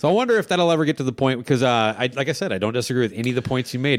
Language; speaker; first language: English; native; English